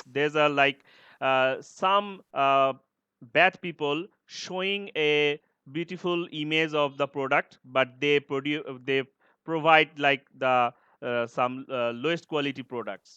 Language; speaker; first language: English; non-native, learner; Bangla